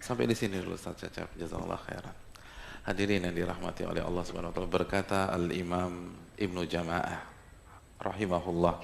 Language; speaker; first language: Indonesian; native; Indonesian